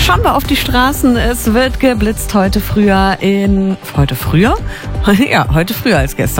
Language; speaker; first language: German; native; German